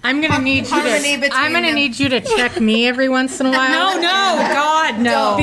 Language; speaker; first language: English; native; English